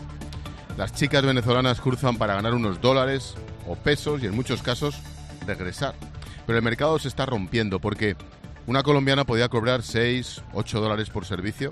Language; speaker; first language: Spanish; native; Spanish